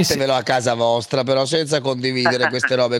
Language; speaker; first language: Italian; native; Italian